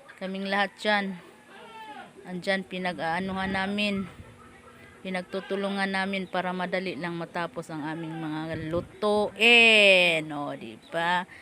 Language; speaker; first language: Filipino; non-native, local second language; Cebuano